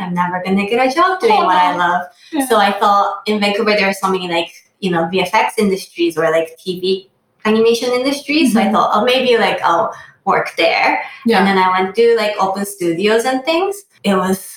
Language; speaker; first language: English; non-native, fluent; Japanese